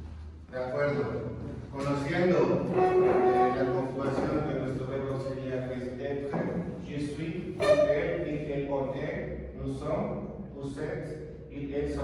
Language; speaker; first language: French; non-native, learner; Spanish